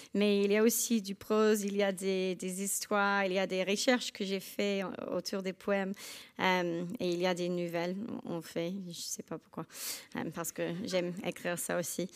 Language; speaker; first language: French; non-native, learner; English